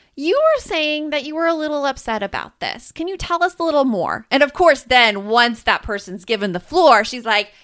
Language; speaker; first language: English; native; English